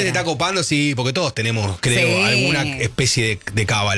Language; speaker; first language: Spanish; native; Spanish